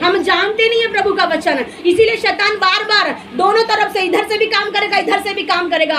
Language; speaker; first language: Hindi; native; Hindi